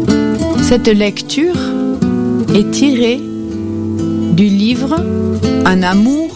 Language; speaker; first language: French; native; French